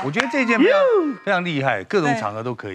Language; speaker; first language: Chinese; native; Chinese